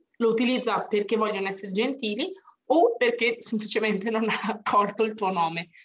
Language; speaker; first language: Italian; native; Italian